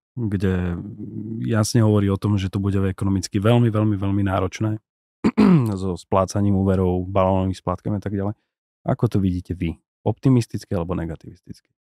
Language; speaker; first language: Slovak; native; Slovak